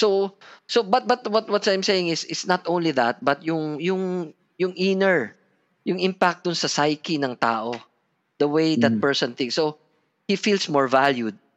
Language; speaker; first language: English; non-native, local second language; Filipino